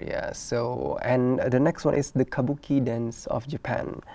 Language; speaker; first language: English; non-native, fluent; Indonesian